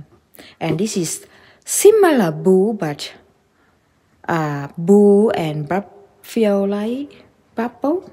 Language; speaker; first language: English; non-native, learner; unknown